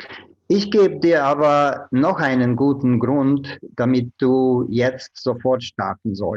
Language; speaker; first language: German; non-native, fluent; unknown